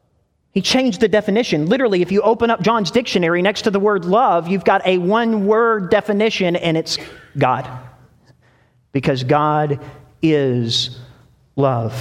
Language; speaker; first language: English; native; English